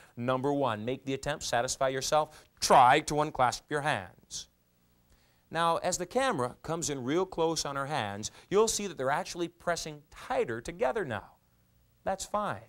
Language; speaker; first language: English; native; English